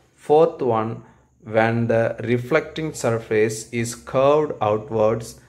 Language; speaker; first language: English; non-native, local second language; Tamil